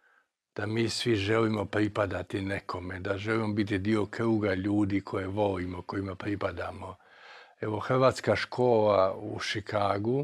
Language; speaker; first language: Croatian; native; Croatian